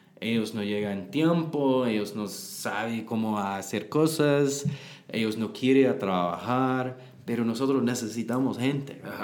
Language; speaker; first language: Spanish; non-native, learner; English